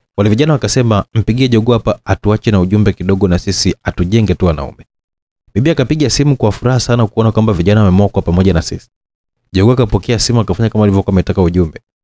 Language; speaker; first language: Swahili; native; Swahili